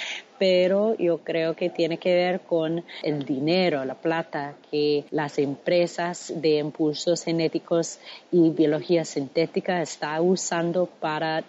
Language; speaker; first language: Spanish; non-native, fluent; English